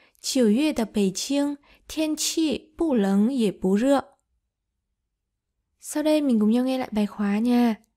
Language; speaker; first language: Chinese; non-native, fluent; Vietnamese